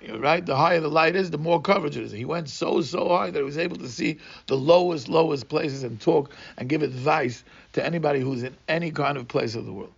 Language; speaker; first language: English; non-native, fluent; Portuguese